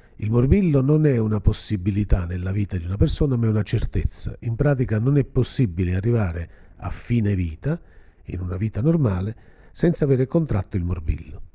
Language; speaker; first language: Italian; native; Italian